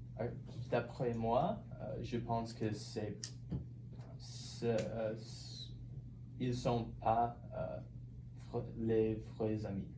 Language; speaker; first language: French; non-native, learner; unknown